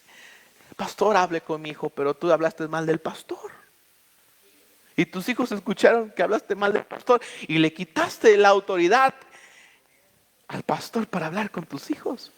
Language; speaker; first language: Spanish; native; Spanish